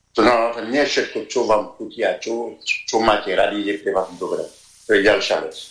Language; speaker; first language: Slovak; non-native, fluent; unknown